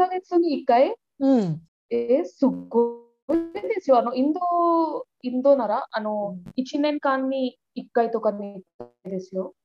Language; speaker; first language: Japanese; non-native, learner; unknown